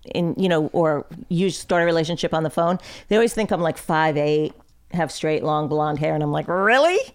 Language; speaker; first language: English; native; English